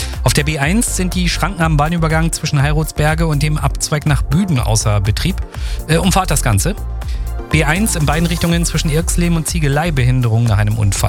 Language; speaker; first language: German; native; German